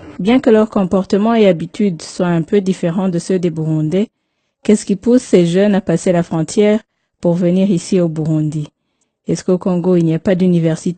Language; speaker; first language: French; non-native, local second language; Rundi